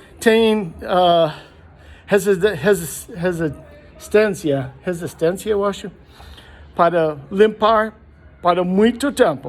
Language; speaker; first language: Portuguese; non-native, learner; English